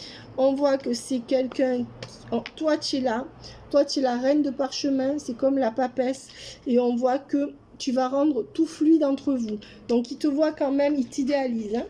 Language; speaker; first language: French; native; French